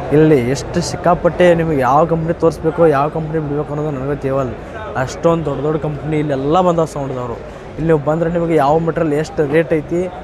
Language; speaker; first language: Kannada; native; Kannada